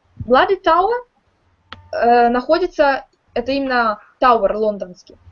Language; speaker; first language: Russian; native; Russian